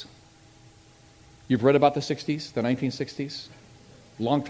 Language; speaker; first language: English; native; English